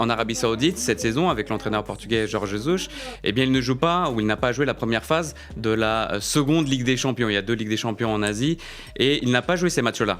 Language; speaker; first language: French; native; French